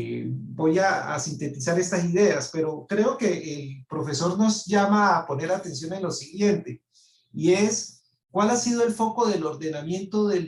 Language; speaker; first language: Spanish; native; Spanish